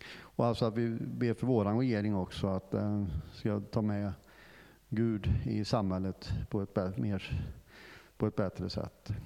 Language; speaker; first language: Swedish; non-native, fluent; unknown